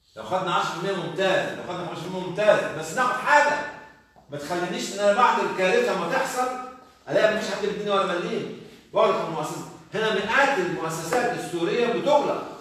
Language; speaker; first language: Arabic; native; Arabic